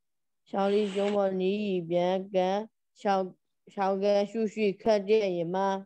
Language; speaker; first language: Chinese; non-native, learner; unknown